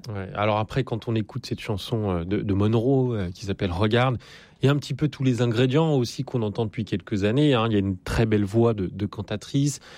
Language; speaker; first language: French; native; French